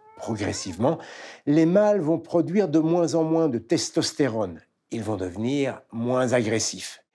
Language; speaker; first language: French; native; French